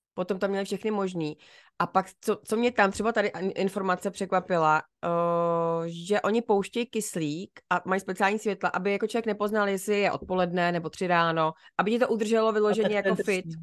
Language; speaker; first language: Czech; native; Czech